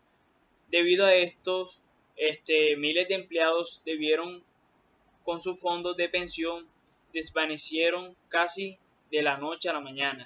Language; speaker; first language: Spanish; native; Spanish